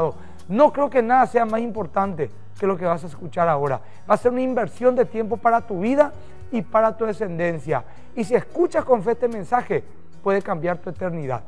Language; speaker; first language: Spanish; native; Spanish